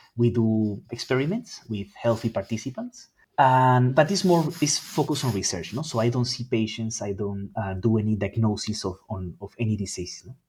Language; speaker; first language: English; non-native, fluent; Spanish